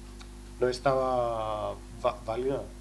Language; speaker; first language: Spanish; non-native, learner; Greek